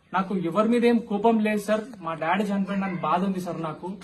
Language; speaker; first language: Telugu; native; Telugu